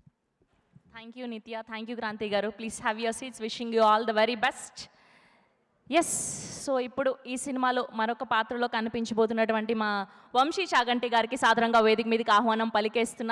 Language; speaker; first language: Telugu; native; Telugu